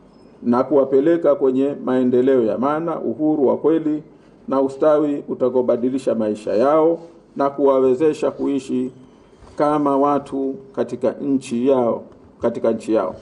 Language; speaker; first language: Swahili; native; Swahili